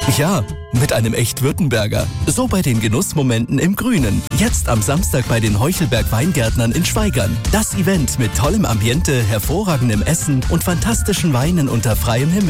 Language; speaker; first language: German; native; German